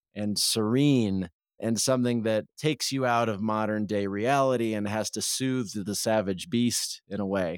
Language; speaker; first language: English; native; English